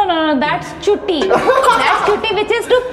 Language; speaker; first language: English; non-native, local second language; Hindi